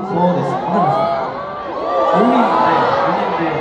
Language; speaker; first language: Japanese; non-native, learner; Korean